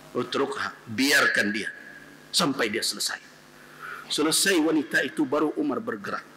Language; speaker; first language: Malay; non-native, local second language; Minangkabau